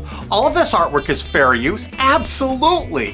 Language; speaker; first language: English; native; English